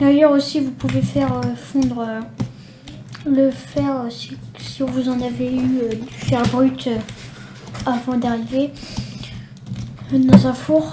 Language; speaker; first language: French; native; French